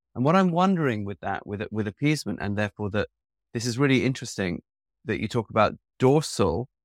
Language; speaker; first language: English; native; English